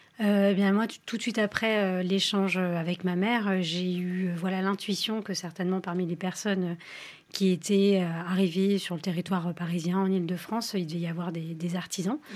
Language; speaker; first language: French; native; French